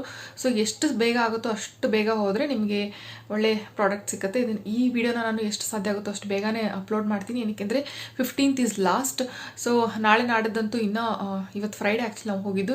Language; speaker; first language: Kannada; native; Kannada